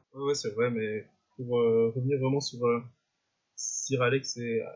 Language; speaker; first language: French; native; French